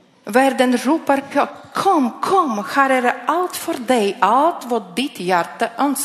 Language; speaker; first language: Swedish; non-native, learner; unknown